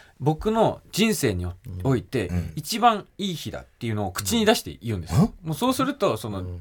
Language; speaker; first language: Japanese; native; Japanese